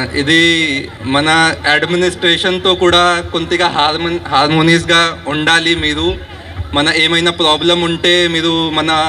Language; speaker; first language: Telugu; non-native, learner; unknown